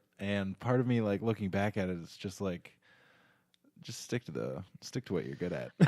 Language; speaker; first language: English; native; English